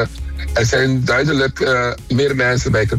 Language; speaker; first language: Dutch; non-native, local second language; Papiamento